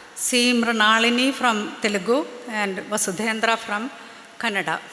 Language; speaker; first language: English; non-native, local second language; Malayalam